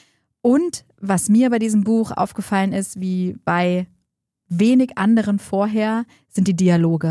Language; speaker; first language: German; native; German